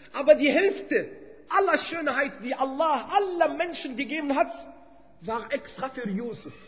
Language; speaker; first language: German; non-native, fluent; Arabic